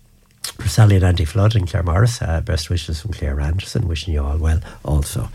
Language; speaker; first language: English; native; English